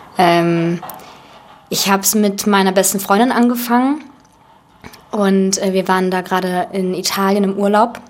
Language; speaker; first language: German; early bilingual, other home language; Russian